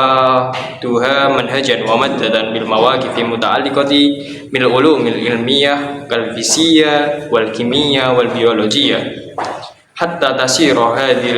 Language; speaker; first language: Arabic; non-native, learner; Indonesian